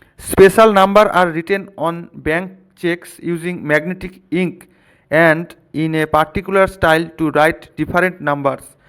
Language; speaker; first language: English; non-native, local second language; Bangla